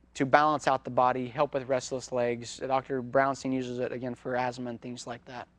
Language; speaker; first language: English; native; English